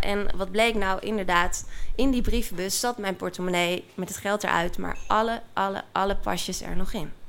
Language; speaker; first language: Dutch; native; Dutch